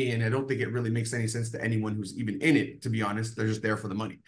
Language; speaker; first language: English; native; English